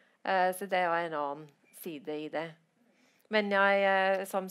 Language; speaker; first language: Norwegian; non-native, fluent; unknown